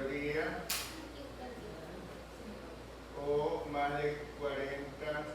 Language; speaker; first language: Spanish; native; Spanish